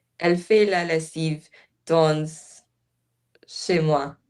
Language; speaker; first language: French; non-native, learner; English